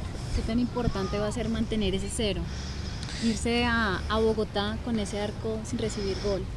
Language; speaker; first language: Spanish; native; Spanish